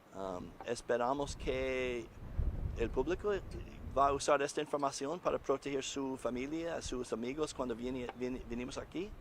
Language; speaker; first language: Spanish; non-native, learner; English